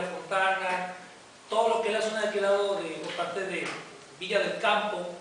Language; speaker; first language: Spanish; native; Spanish